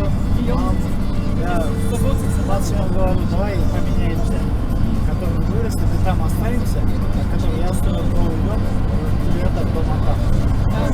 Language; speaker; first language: Russian; non-native, local second language; Kyrgyz